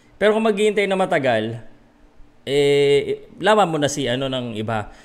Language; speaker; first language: Filipino; native; Filipino